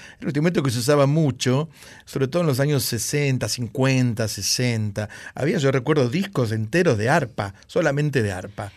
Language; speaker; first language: Spanish; native; Spanish